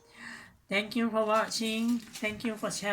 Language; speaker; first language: English; non-native, learner; Thai